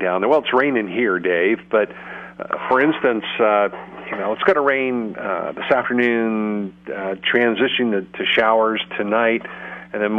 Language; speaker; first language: English; native; English